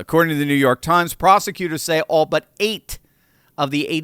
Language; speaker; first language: English; native; English